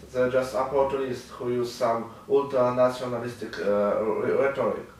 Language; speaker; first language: English; non-native, learner; Ukrainian